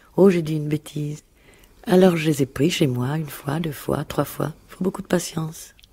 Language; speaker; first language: French; native; French